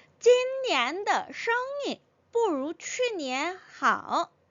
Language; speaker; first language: Chinese; non-native, fluent; Korean